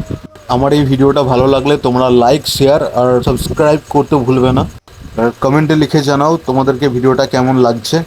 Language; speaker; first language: Bangla; native; Bangla